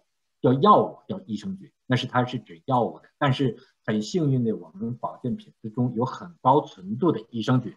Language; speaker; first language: Chinese; native; Chinese